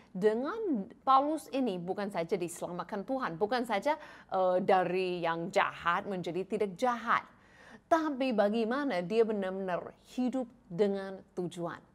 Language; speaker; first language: Indonesian; non-native, fluent; English